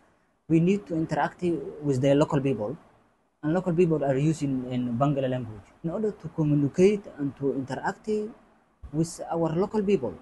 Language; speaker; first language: English; non-native, fluent; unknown